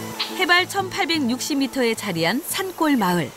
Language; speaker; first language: Korean; native; Korean